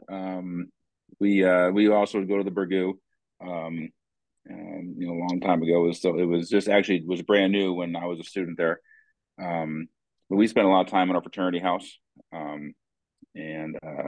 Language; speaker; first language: English; native; English